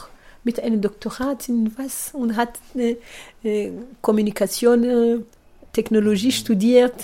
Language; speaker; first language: German; non-native, fluent; Kinyarwanda